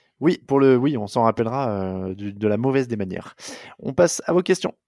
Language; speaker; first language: French; native; French